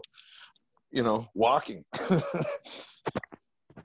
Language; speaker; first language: English; native; English